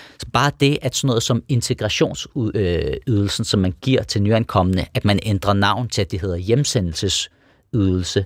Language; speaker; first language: Danish; early bilingual, other home language; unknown